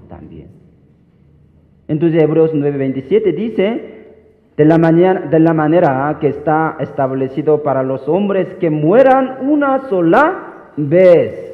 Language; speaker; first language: Spanish; non-native, fluent; Korean